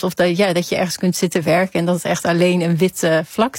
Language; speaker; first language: Dutch; native; Dutch